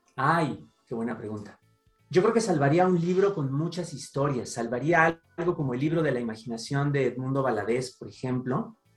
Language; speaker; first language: Spanish; native; Spanish